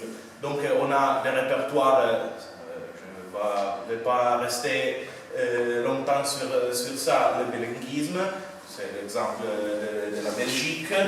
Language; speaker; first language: French; non-native, fluent; Italian